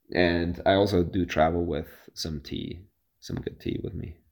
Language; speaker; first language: English; non-native, fluent; Latvian